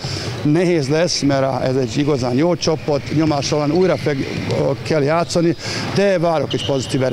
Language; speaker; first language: Hungarian; non-native, fluent; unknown